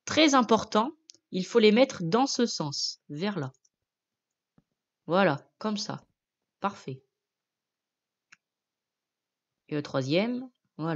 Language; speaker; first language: French; native; French